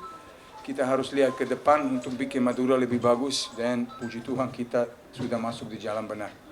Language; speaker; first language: Indonesian; non-native, fluent; Serbian